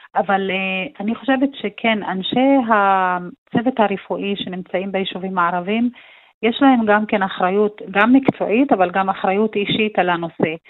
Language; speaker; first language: Hebrew; non-native, local second language; Arabic